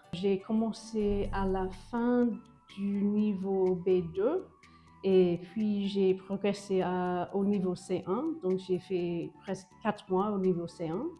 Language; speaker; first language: French; non-native, fluent; English